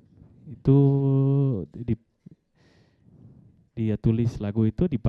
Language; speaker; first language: Indonesian; non-native, fluent; Dutch